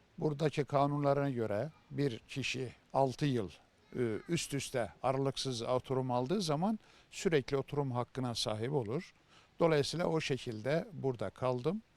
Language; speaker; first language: Turkish; native; Turkish